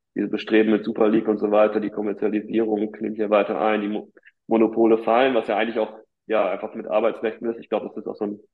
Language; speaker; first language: German; native; German